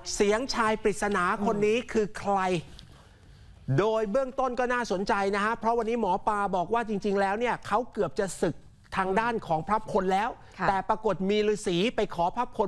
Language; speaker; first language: Thai; native; Thai